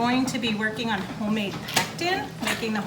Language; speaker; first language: English; native; English